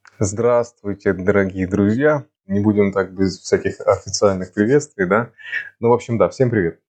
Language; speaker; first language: Russian; native; Russian